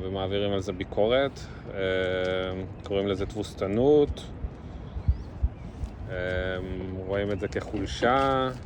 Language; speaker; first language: Hebrew; early bilingual, other home language; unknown